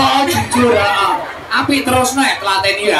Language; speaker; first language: Indonesian; non-native, local second language; Javanese